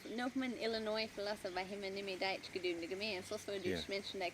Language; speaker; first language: German; early bilingual, heritage; Pennsylvania German